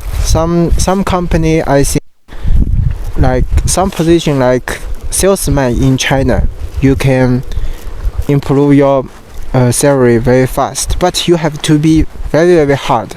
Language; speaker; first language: English; non-native, learner; Chinese